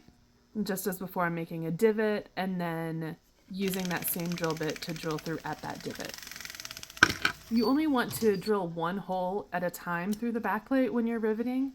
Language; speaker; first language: English; native; English